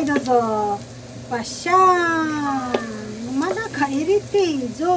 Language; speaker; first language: Japanese; non-native, learner; Cebuano